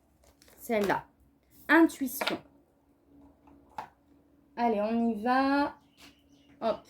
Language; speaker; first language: French; native; French